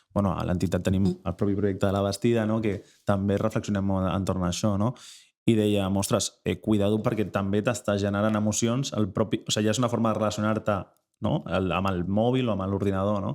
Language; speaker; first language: Catalan; native; Catalan